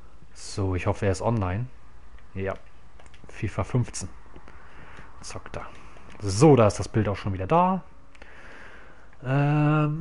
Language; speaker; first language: German; native; German